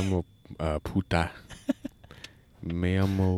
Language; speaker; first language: Spanish; non-native, learner; English